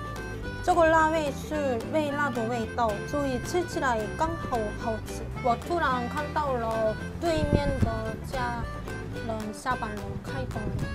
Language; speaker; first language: Chinese; non-native, fluent; Korean